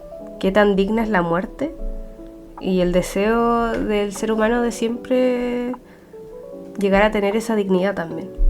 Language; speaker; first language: Spanish; native; Spanish